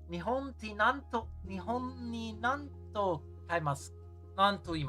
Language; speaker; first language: Japanese; non-native, learner; English